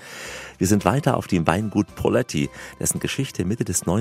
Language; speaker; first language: German; native; German